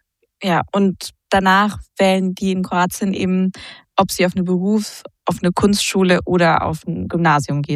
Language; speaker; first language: German; native; German